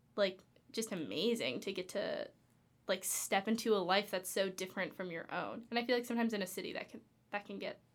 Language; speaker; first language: English; native; English